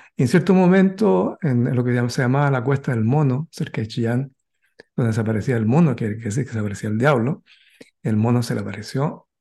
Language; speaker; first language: Spanish; native; Spanish